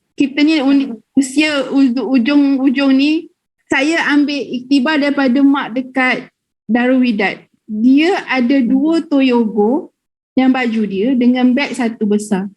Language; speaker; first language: Malay; native; Malay